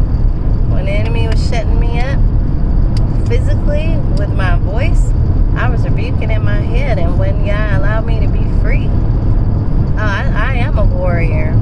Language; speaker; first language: English; native; English